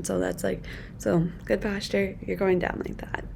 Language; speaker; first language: English; native; English